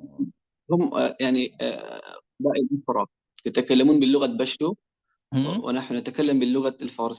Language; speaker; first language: Arabic; non-native, fluent; Persian